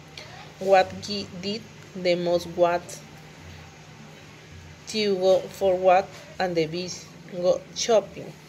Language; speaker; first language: English; non-native, learner; Spanish